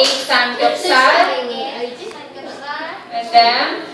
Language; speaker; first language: English; non-native, fluent; Korean